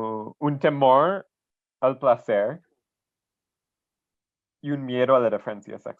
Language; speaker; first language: Spanish; non-native, fluent; English